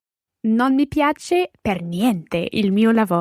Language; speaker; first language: Italian; non-native, learner; English